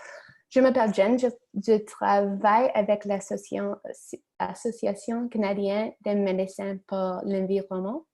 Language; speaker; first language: French; non-native, learner; English